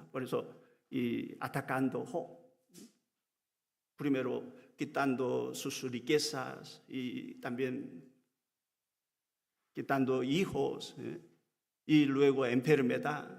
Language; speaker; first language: Spanish; non-native, learner; Korean